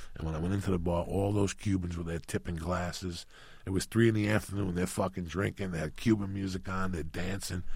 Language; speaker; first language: English; early bilingual, other home language; Spanish